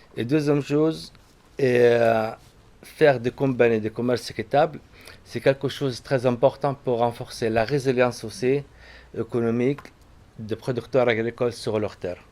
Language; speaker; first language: French; non-native, fluent; Arabic